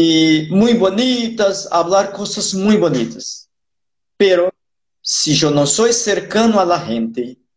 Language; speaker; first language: Spanish; non-native, fluent; Portuguese